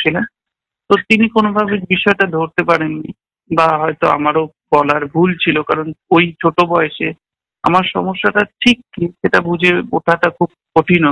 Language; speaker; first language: Bangla; native; Bangla